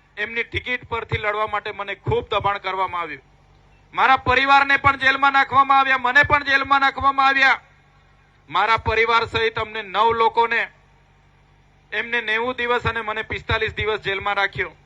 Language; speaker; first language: Gujarati; non-native, local second language; Vasavi